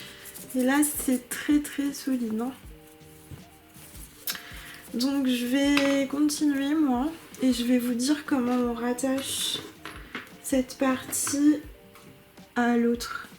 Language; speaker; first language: French; native; French